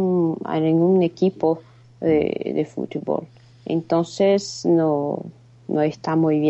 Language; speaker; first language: Spanish; non-native, fluent; Portuguese